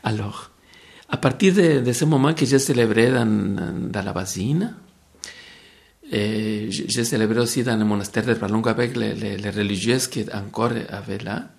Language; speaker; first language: French; non-native, fluent; Spanish